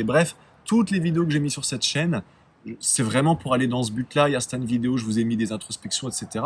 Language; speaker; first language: French; native; French